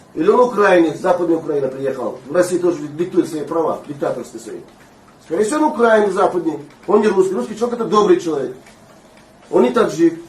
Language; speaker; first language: Russian; non-native, fluent; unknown